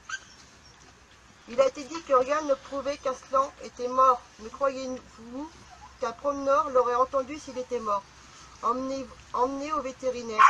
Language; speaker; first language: French; native; French